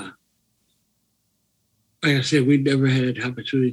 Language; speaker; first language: English; native; English